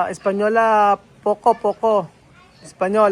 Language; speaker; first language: Spanish; non-native, learner; Filipino